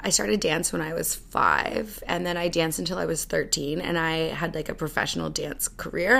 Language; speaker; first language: English; native; English